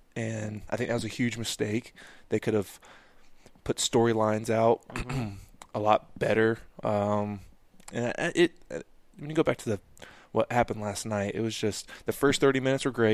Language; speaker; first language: English; native; English